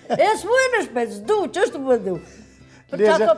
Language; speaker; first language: Albanian; native; Albanian